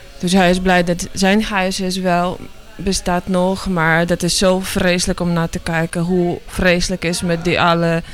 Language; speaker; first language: Dutch; non-native, learner; Ukrainian